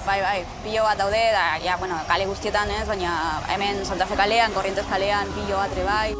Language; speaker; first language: Basque; non-native, fluent; Spanish